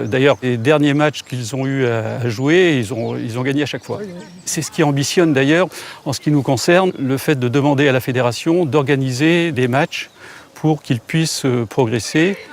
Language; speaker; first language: French; native; French